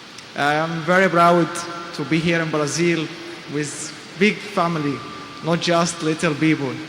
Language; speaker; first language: English; non-native, fluent; Arabic